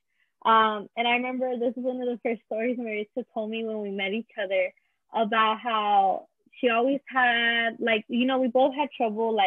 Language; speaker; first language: English; early bilingual, other home language; Spanish